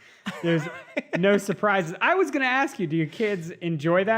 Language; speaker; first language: English; native; English